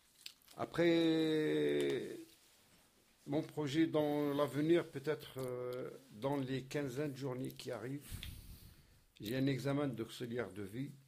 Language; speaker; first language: French; non-native, learner; Arabic